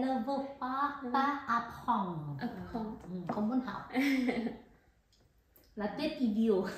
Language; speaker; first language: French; non-native, learner; Vietnamese